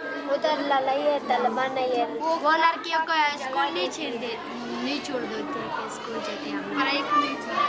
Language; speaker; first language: Hindi; non-native, learner; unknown